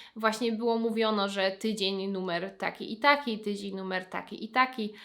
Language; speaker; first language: Polish; native; Polish